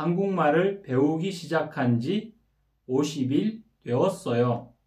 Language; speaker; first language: Korean; non-native, fluent; Kyrgyz